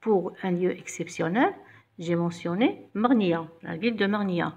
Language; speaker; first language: French; non-native, local second language; Arabic